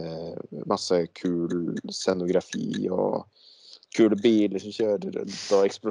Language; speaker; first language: Norwegian; native; Norwegian